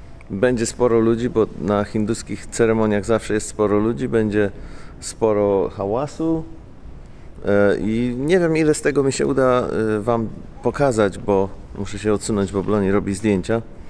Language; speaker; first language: Polish; native; Polish